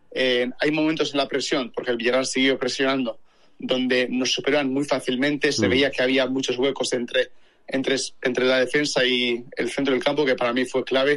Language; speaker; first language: Spanish; native; Spanish